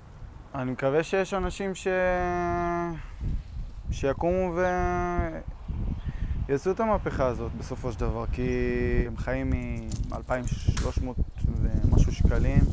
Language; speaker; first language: Hebrew; native; Hebrew